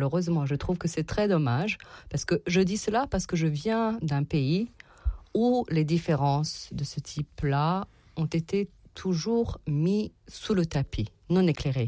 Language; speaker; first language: French; non-native, fluent; Serbian